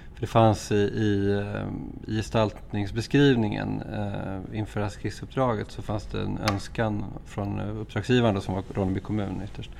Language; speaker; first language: Swedish; native; Swedish